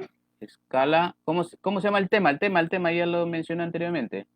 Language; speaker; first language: Spanish; native; Spanish